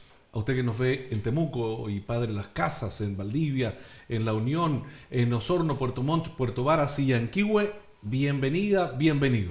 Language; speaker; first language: Spanish; native; Spanish